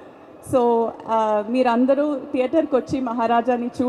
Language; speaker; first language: Telugu; non-native, learner; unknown